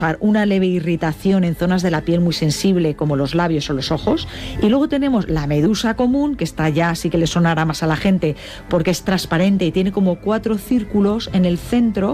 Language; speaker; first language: Spanish; native; Spanish